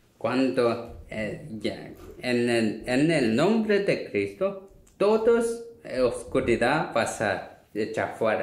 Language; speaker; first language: Spanish; non-native, learner; Korean